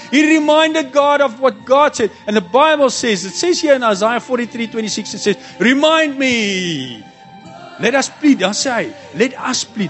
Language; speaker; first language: English; non-native, local second language; Afrikaans